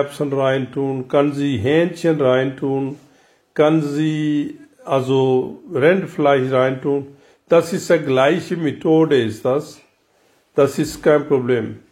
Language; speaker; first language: German; non-native, learner; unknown